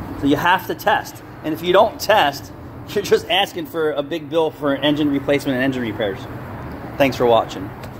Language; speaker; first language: English; native; English